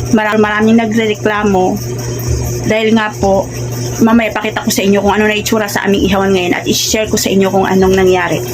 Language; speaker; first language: Filipino; non-native, local second language; Cebuano